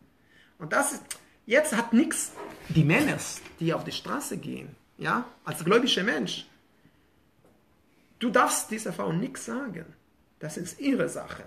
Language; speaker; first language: German; non-native, fluent; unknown